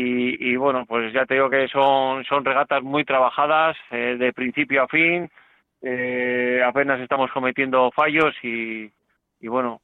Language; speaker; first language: Spanish; native; Spanish